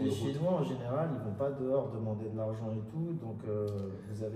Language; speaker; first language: French; native; French